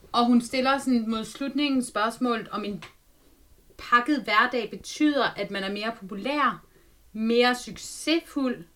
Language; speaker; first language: Danish; native; Danish